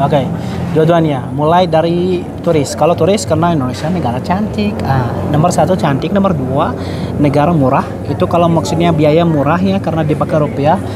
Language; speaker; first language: Indonesian; non-native, fluent; Arabic